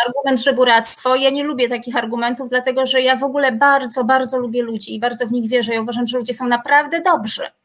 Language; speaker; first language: Polish; native; Polish